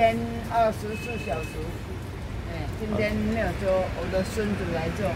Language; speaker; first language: Chinese; non-native, local second language; Min Nan Chinese